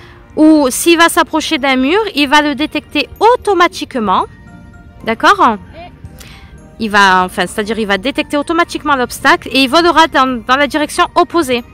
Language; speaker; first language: French; native; French